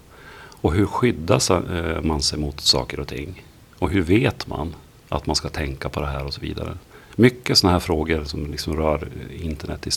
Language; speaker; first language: Swedish; native; Swedish